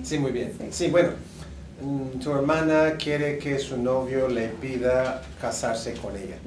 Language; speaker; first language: Spanish; non-native, fluent; English